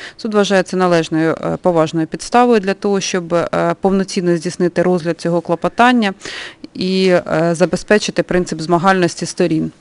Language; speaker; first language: Ukrainian; native; Ukrainian